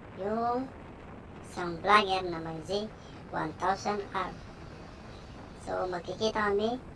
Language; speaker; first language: Filipino; non-native, local second language; Pampanga